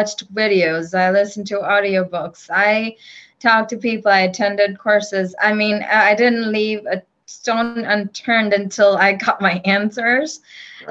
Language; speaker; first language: English; non-native, local second language; Gujarati